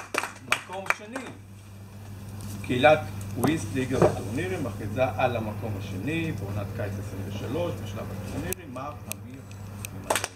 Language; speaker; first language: Hebrew; native; Hebrew